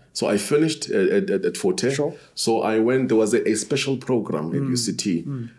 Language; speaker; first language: English; non-native, local second language; Xhosa